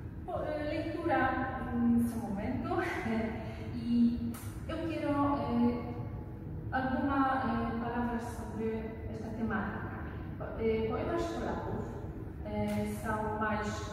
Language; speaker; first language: Portuguese; non-native, learner; Polish